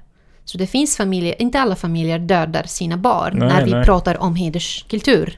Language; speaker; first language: Swedish; non-native, fluent; Arabic